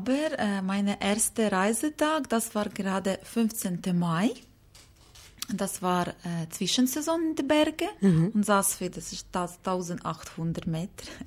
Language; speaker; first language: German; non-native, learner; Ukrainian